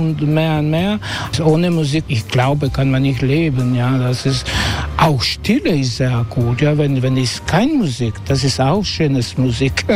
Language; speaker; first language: German; non-native, learner; Croatian